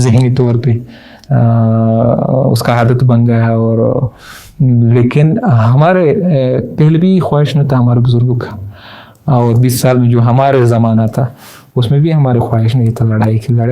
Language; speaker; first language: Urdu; non-native, learner; Pashto